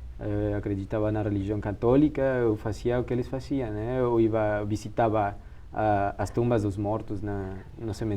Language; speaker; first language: Portuguese; non-native, fluent; Spanish